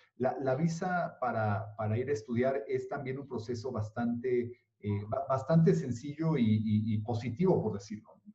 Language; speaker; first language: Spanish; native; Spanish